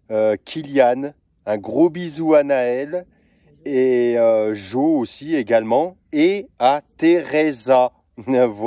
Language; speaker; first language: French; native; French